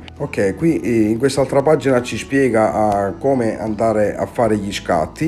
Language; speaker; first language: Italian; native; Italian